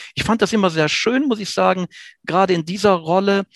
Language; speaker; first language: German; native; German